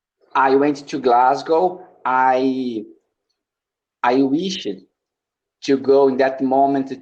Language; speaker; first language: English; non-native, learner; Portuguese